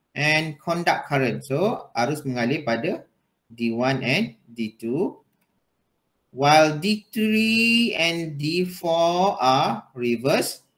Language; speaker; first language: English; non-native, local second language; Malay